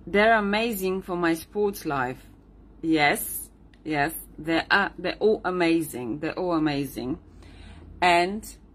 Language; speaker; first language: English; non-native, learner; Bulgarian